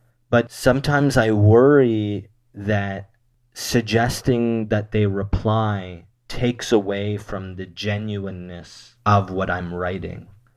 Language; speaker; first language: English; native; English